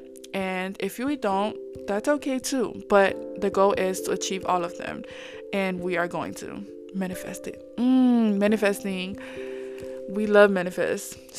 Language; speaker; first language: English; non-native, fluent; Samoan